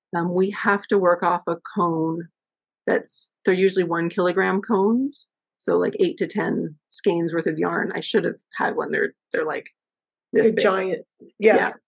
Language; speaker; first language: English; native; English